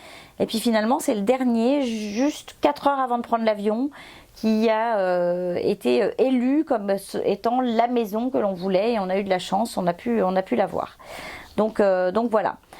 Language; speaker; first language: French; native; French